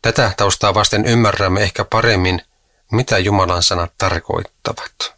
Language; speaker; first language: Finnish; native; Finnish